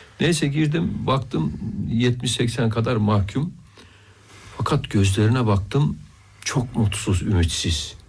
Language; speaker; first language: Turkish; native; Turkish